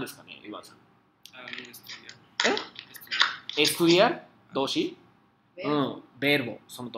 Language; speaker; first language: Japanese; non-native, fluent; Spanish